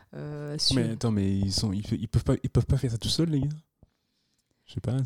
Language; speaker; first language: French; native; French